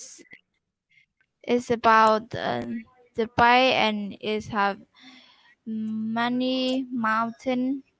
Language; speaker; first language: English; non-native, learner; Vietnamese